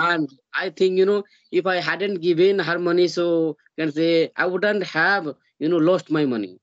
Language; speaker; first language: English; non-native, learner; Hindi